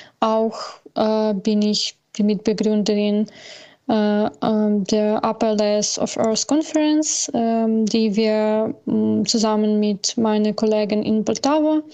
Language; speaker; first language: German; non-native, learner; Ukrainian